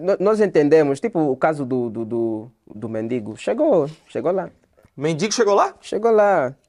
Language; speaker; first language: Portuguese; native; Portuguese